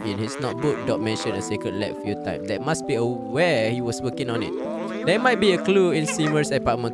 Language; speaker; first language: English; non-native, local second language; Malay